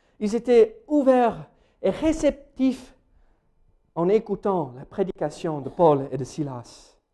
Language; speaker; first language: French; non-native, fluent; English